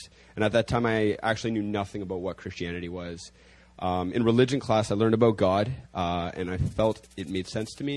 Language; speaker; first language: English; native; English